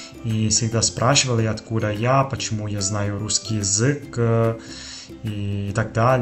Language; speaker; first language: Russian; non-native, fluent; Italian